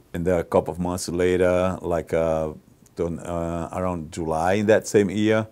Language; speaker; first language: English; non-native, fluent; Portuguese